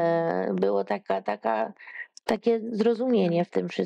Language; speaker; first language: Polish; early bilingual, heritage; Polish